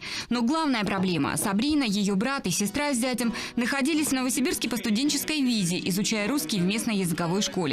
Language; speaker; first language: Russian; native; Russian